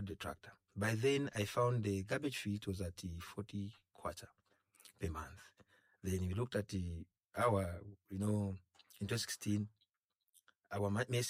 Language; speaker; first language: English; non-native, local second language; Nyanja